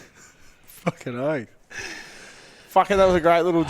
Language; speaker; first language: English; native; English